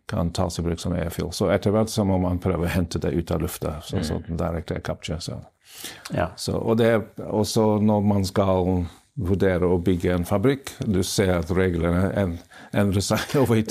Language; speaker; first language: Norwegian; non-native, fluent; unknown